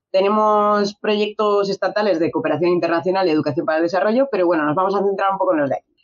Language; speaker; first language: Spanish; native; Spanish